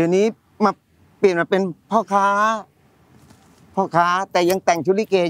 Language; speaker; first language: Thai; native; Thai